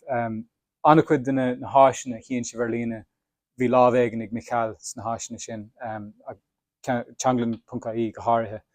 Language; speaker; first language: Irish; native; Irish